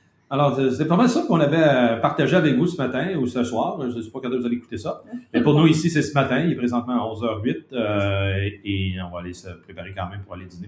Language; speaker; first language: French; native; French